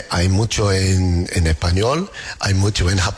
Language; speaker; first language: Spanish; non-native, fluent; English